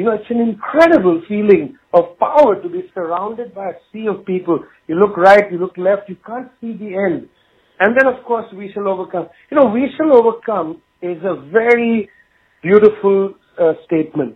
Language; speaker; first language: English; non-native, local second language; Bangla